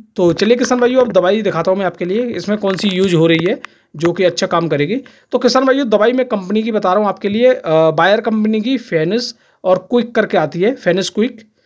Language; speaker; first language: Hindi; native; Hindi